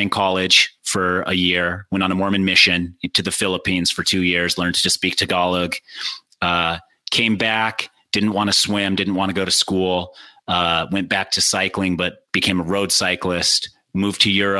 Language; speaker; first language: English; native; English